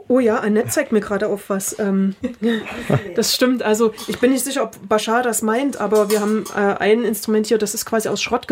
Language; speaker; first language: German; native; German